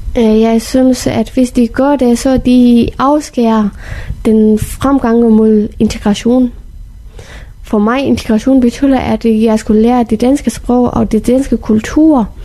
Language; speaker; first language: Danish; non-native, fluent; Persian